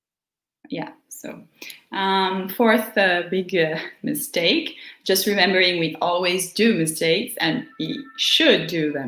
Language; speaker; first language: English; non-native, fluent; Portuguese